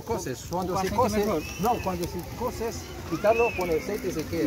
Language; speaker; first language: Spanish; non-native, learner; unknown